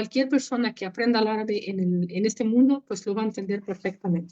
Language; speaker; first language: Spanish; non-native, fluent; Arabic